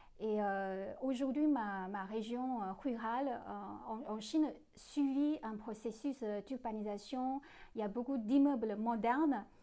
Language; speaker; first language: French; non-native, fluent; Chinese